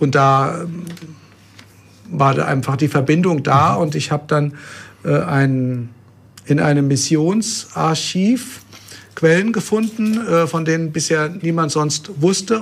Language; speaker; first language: German; native; German